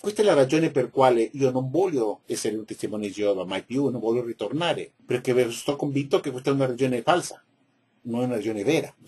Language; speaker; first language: Italian; non-native, learner; Spanish